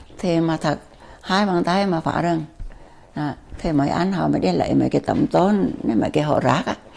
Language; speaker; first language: Vietnamese; native; Vietnamese